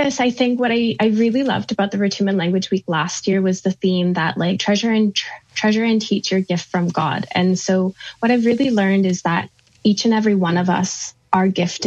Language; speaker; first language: English; native; English